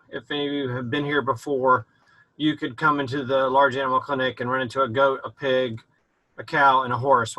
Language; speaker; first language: English; native; English